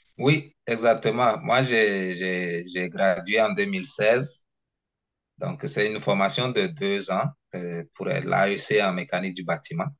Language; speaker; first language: French; non-native, local second language; Ewe